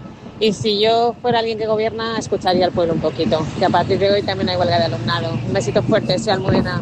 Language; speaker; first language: Spanish; native; Spanish